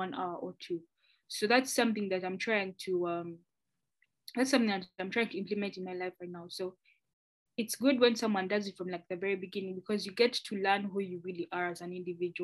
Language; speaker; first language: English; non-native, local second language; Ganda